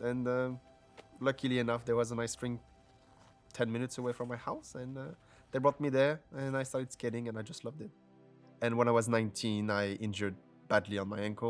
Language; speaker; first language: English; non-native, fluent; French